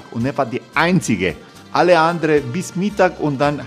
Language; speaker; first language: German; non-native, learner; Croatian